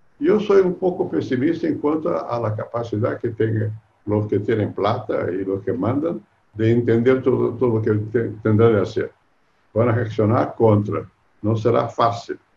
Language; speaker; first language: Spanish; non-native, fluent; Portuguese